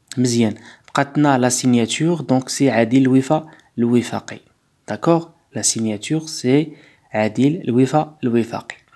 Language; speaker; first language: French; non-native, local second language; Arabic